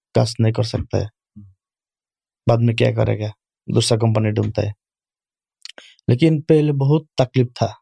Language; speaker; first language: Urdu; non-native, learner; Bangla